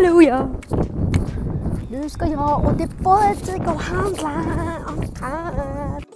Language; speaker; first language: Swedish; native; Swedish